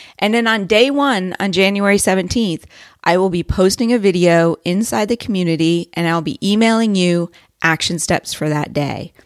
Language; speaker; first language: English; native; English